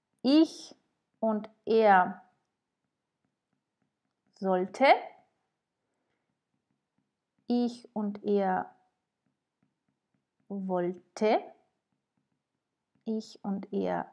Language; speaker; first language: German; non-native, fluent; French